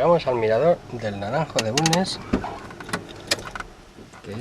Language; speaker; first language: Spanish; native; Spanish